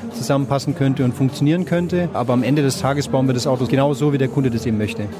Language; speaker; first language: German; native; German